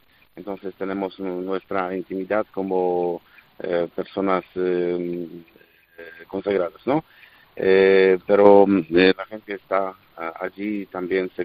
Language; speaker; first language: Spanish; non-native, fluent; Polish